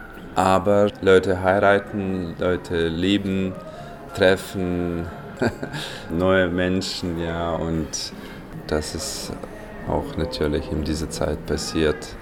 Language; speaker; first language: German; non-native, fluent; Ukrainian